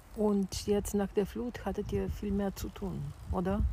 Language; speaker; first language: German; non-native, fluent; Bulgarian